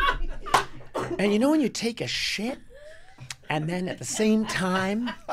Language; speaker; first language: English; native; English